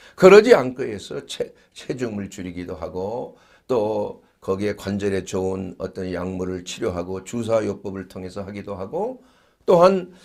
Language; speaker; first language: Korean; native; Korean